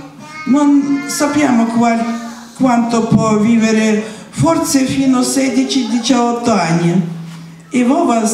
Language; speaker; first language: Italian; non-native, learner; Russian